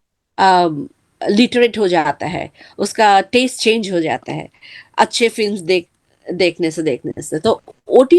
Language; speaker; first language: Hindi; non-native, learner; Bangla